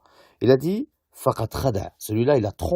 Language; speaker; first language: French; native; French